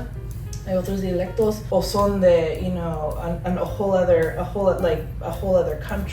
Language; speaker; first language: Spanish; early bilingual, heritage; English